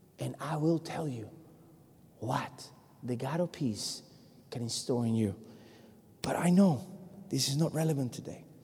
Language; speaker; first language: English; non-native, fluent; Spanish